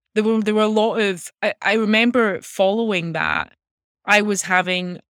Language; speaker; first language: English; native; English